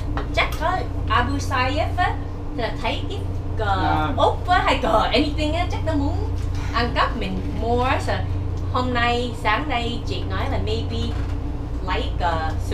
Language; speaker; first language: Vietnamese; early bilingual, heritage; English